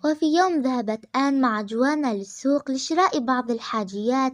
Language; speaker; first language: Arabic; native; Arabic